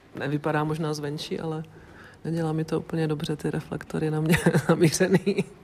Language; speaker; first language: Czech; non-native, local second language; Polish